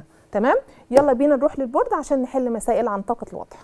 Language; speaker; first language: Arabic; native; Arabic